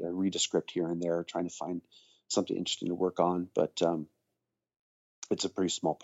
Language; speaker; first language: English; native; English